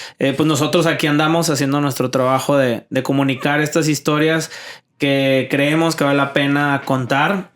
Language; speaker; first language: Spanish; native; Spanish